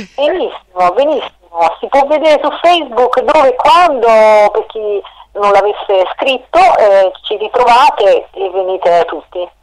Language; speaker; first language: Italian; native; Italian